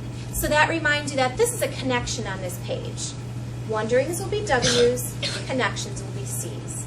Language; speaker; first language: English; native; English